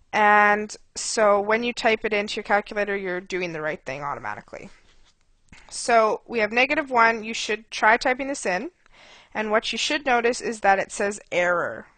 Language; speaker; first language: English; native; English